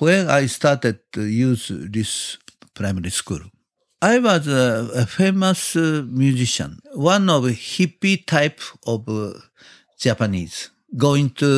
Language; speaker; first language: English; non-native, learner; Japanese